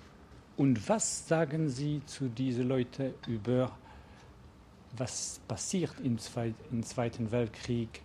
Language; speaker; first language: German; non-native, learner; English